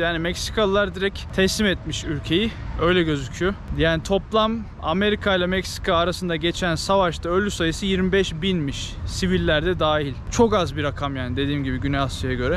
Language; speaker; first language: Turkish; native; Turkish